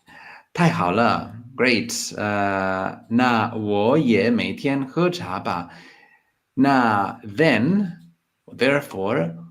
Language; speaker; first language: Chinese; non-native, learner; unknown